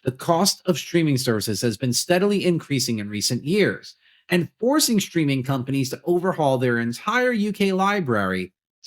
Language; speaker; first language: English; native; English